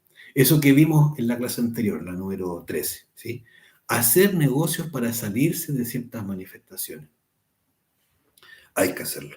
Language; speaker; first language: Spanish; native; Spanish